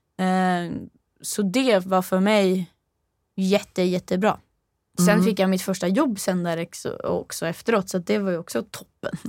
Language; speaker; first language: Swedish; non-native, fluent; Norwegian